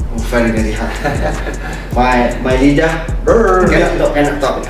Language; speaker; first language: English; non-native, learner; Malay